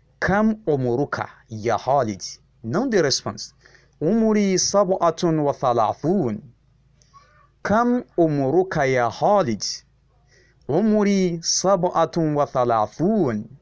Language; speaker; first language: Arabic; non-native, fluent; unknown